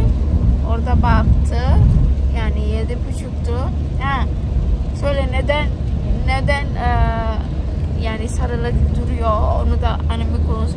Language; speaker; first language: Turkish; non-native, learner; Indonesian